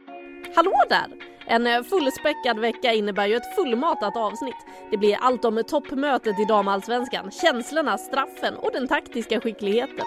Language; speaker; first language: Swedish; native; Swedish